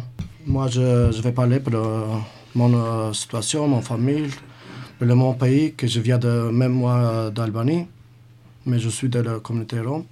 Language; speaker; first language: French; non-native, learner; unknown